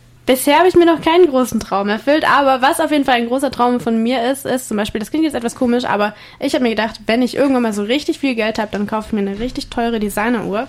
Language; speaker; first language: German; native; German